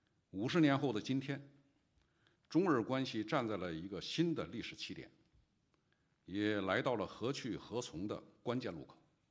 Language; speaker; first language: Chinese; native; Chinese